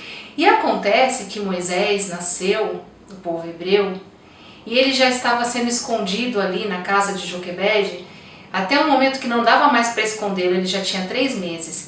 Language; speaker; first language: Portuguese; native; Portuguese